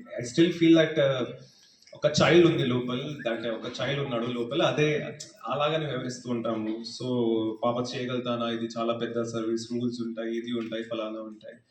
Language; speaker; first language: Telugu; non-native, fluent; Hindi